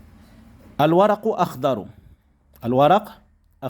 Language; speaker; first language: Arabic; non-native, fluent; Indonesian